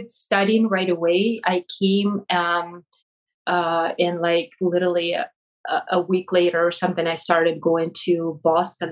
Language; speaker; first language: English; non-native, fluent; Russian